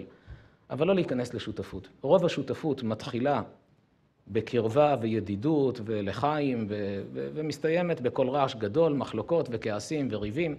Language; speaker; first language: Hebrew; native; Hebrew